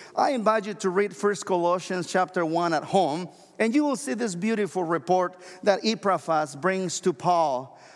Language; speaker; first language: English; non-native, fluent; Spanish